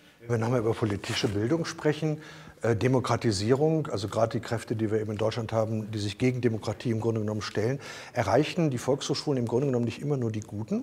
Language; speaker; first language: German; native; German